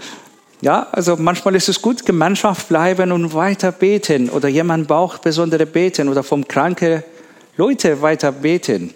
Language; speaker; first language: German; non-native, learner; Persian